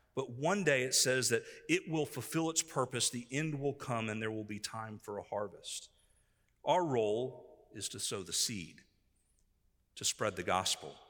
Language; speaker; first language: English; native; English